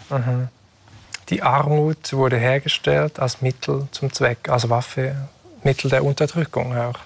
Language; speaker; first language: German; native; German